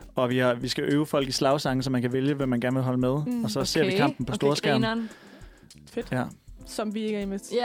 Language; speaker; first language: Danish; native; Danish